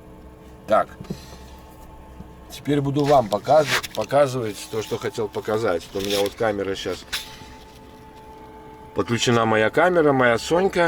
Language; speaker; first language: Russian; native; Russian